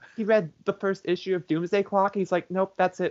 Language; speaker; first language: English; native; English